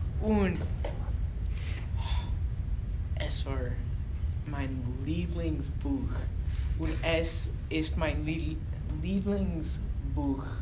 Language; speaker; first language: German; non-native, learner; English